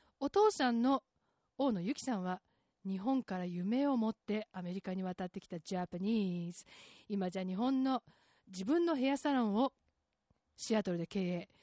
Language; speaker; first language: Japanese; native; Japanese